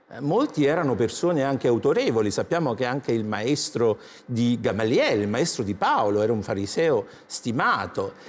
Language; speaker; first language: Italian; native; Italian